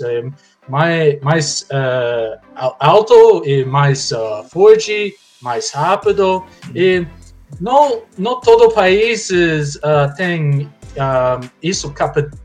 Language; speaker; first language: Portuguese; non-native, learner; English